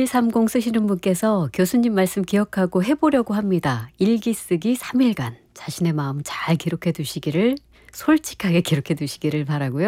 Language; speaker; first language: Korean; native; Korean